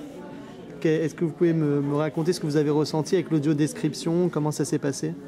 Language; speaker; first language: French; native; French